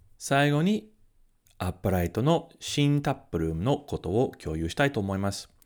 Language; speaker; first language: Japanese; non-native, fluent; English